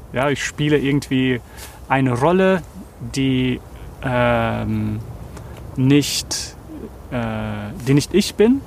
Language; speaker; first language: German; early bilingual, other home language; Serbian